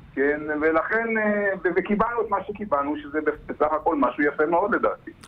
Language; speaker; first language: Hebrew; native; Hebrew